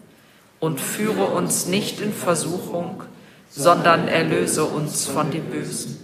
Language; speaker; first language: German; native; German